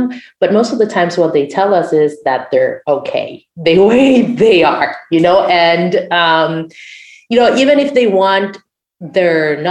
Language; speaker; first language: English; non-native, fluent; Spanish